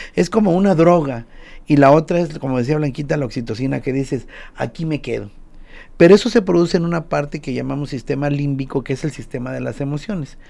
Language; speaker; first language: Spanish; native; Spanish